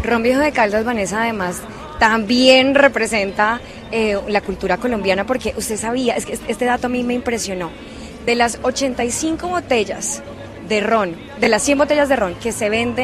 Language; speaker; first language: Spanish; native; Spanish